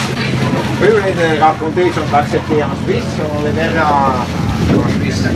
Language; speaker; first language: French; non-native, fluent; Swiss German